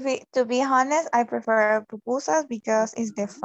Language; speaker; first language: English; non-native, learner; Spanish